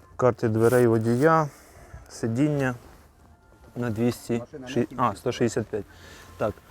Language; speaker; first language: Ukrainian; native; Ukrainian